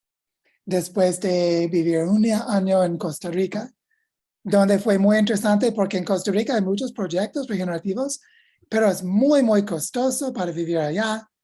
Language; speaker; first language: Spanish; non-native, fluent; English